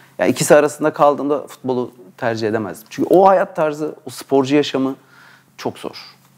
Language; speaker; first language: Turkish; native; Turkish